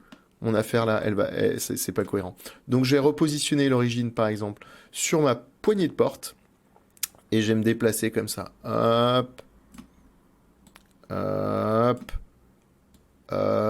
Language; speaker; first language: French; native; French